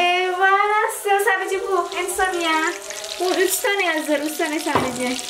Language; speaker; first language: Turkish; non-native, learner; Indonesian